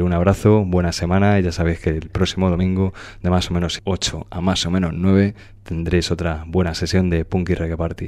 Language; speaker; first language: Spanish; native; Spanish